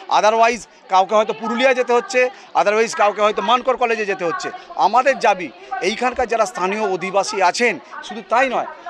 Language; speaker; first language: Bangla; non-native, local second language; Santali